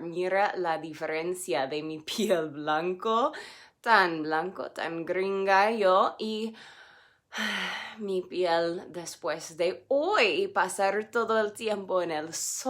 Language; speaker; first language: Spanish; non-native, fluent; English